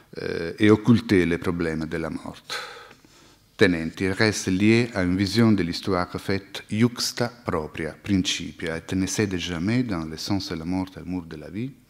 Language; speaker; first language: French; non-native, fluent; Italian